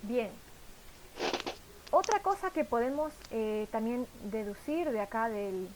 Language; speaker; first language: Spanish; native; Spanish